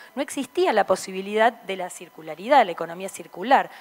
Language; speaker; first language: Spanish; native; Spanish